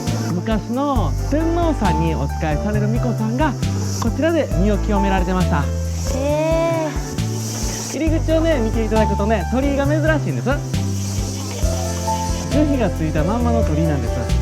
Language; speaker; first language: Japanese; native; Japanese